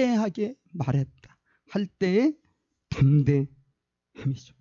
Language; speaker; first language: Korean; native; Korean